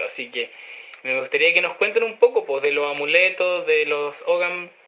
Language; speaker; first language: Spanish; native; Spanish